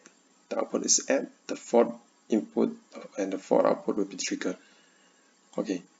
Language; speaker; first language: English; non-native, learner; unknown